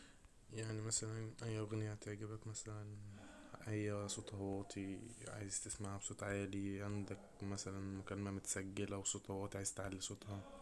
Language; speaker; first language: Arabic; native; Arabic